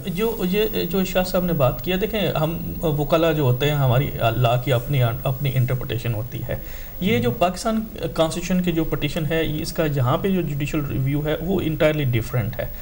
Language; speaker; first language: Urdu; non-native, local second language; Punjabi